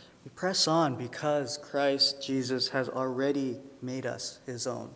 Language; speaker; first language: English; early bilingual, other home language; Chinese